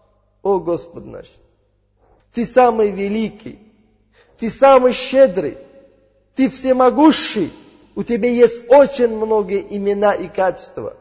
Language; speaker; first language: Russian; non-native, learner; Uzbek